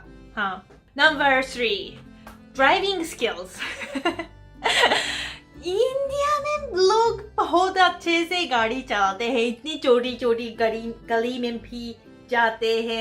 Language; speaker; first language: Hindi; non-native, fluent; Japanese